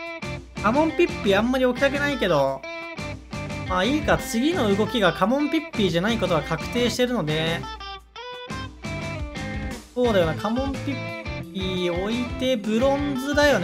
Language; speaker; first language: Japanese; native; Japanese